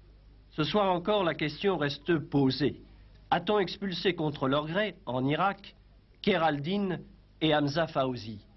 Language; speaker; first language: French; native; French